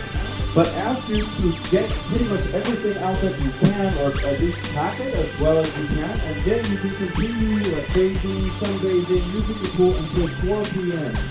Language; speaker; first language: English; non-native, fluent; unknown